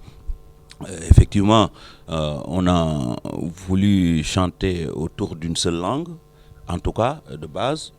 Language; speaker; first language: French; non-native, local second language; Wolof